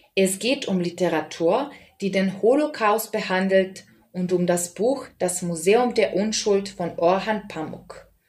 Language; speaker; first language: German; non-native, fluent; Serbian